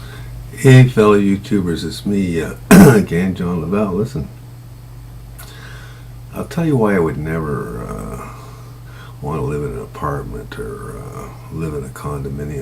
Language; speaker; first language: English; native; English